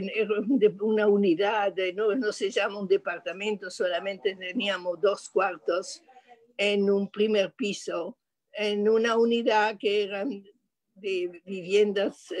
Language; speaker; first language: Spanish; non-native, fluent; French